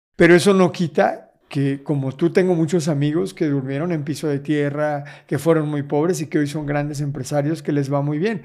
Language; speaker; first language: Spanish; native; Spanish